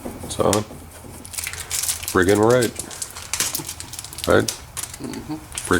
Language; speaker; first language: English; native; English